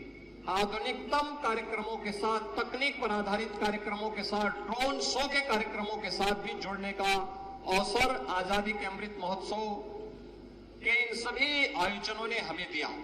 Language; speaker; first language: Hindi; native; Hindi